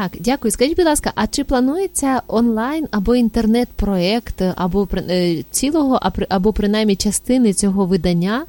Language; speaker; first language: Ukrainian; native; Ukrainian